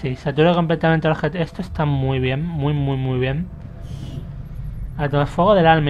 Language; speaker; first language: Spanish; native; Spanish